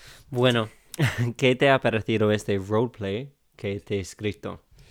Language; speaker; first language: Spanish; non-native, fluent; English